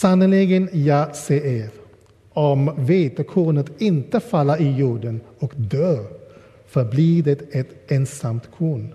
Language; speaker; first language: Swedish; non-native, fluent; English